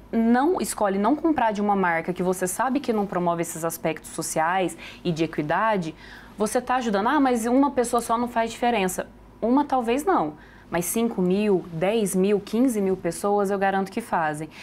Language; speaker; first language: Portuguese; native; Portuguese